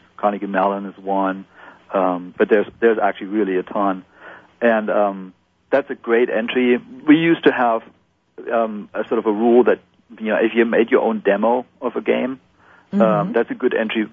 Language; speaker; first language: English; non-native, fluent; German